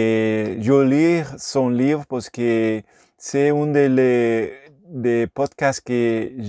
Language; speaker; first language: French; non-native, learner; Spanish